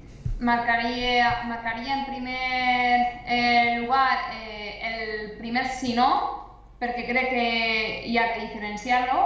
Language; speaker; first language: Catalan; non-native, local second language; Spanish